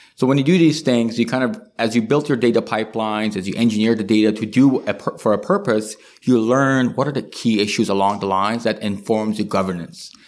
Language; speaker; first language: English; non-native, fluent; Persian